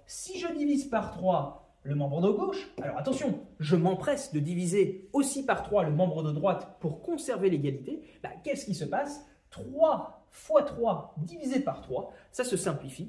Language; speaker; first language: French; native; French